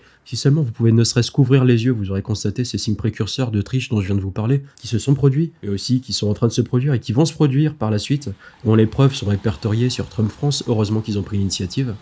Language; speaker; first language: French; native; French